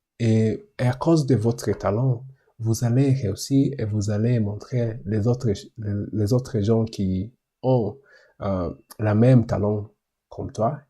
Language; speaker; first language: French; non-native, learner; English